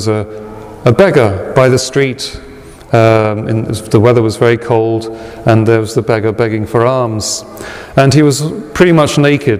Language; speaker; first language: English; native; English